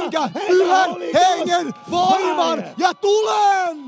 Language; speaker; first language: Finnish; native; Finnish